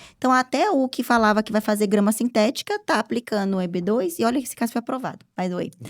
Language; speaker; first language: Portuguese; native; Portuguese